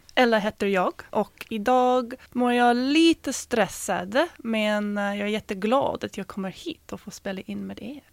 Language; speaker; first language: Swedish; non-native, fluent; English